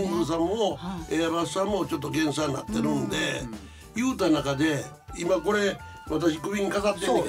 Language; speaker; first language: Japanese; native; Japanese